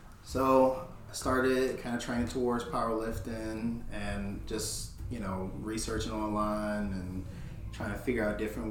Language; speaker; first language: English; native; English